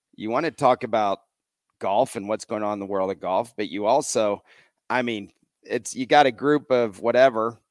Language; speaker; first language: English; native; English